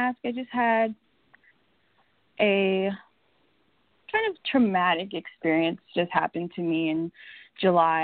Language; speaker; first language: English; native; English